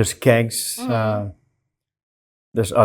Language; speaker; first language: English; native; English